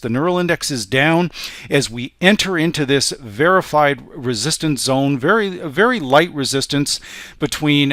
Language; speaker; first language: English; native; English